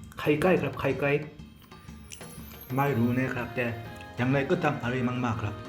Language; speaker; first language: Thai; non-native, learner; Korean